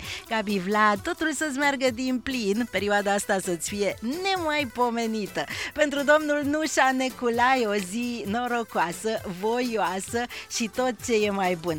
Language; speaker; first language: Romanian; native; Romanian